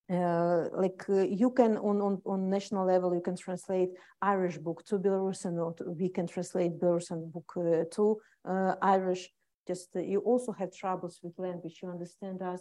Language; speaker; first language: English; non-native, fluent; Russian